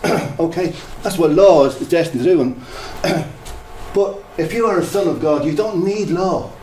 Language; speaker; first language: English; native; English